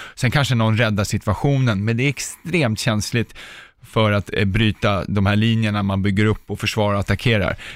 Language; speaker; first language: Swedish; early bilingual, other home language; Czech